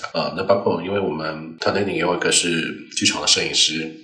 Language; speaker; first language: Chinese; non-native, local second language; Cantonese